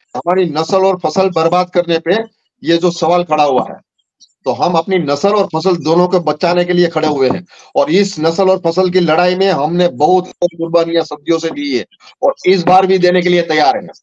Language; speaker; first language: Hindi; non-native, local second language; Gujarati